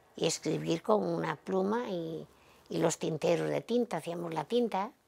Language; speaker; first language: Spanish; native; Spanish